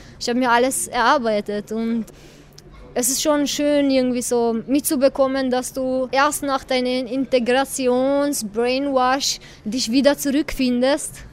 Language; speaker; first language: German; non-native, fluent; Albanian